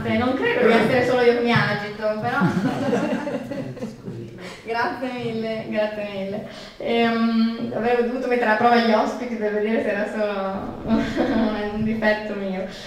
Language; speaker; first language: Italian; native; Italian